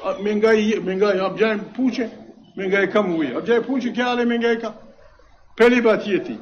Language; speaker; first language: Urdu; non-native, local second language; Pashto